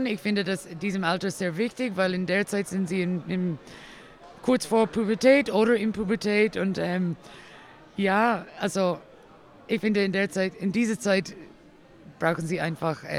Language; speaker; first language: German; non-native, learner; English